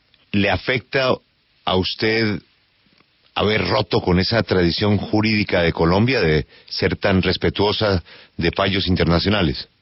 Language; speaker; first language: Spanish; native; Spanish